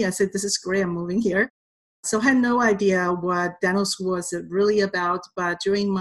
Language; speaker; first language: English; non-native, fluent; Chinese